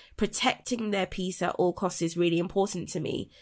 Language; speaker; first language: English; native; English